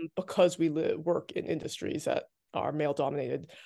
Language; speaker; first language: English; native; English